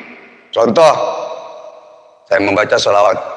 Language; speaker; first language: Indonesian; native; Indonesian